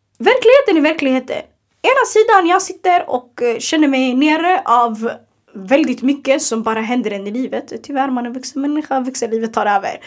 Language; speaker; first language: Swedish; early bilingual, other home language; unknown